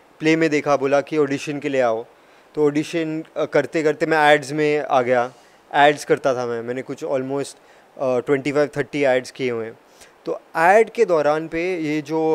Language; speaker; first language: Hindi; native; Hindi